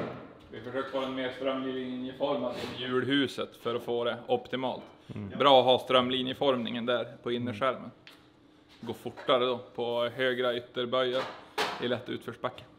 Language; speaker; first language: Swedish; native; Swedish